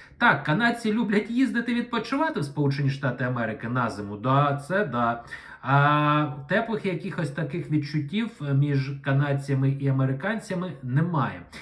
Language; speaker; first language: Ukrainian; non-native, local second language; Russian